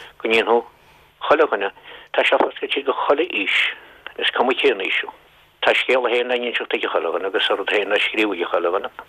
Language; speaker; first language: Irish; native; Irish